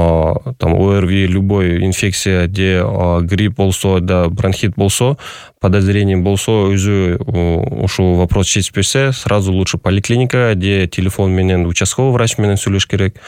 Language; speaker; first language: Kyrgyz; non-native, local second language; Russian